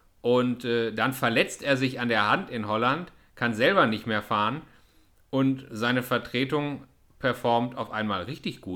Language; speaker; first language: German; native; German